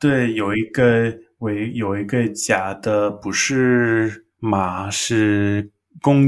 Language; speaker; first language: Chinese; non-native, learner; English